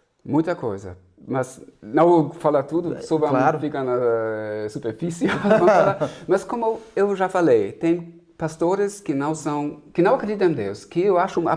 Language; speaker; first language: Portuguese; non-native, fluent; German